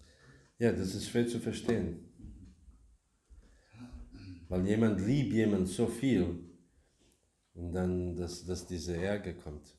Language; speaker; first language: German; non-native, learner; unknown